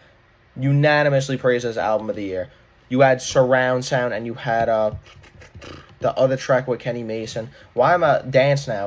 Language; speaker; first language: English; native; English